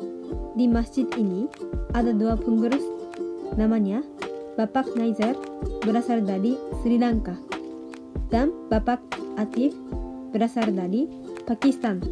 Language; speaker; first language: Indonesian; non-native, fluent; Japanese